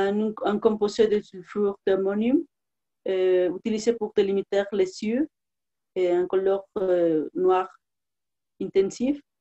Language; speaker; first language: French; non-native, learner; Spanish